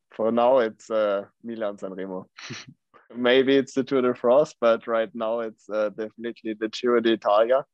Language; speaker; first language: English; non-native, fluent; German